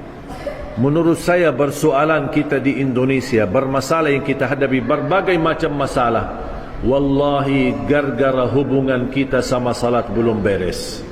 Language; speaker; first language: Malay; non-native, fluent; Arabic